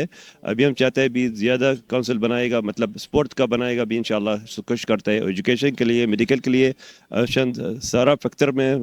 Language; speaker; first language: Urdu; non-native, learner; Arabic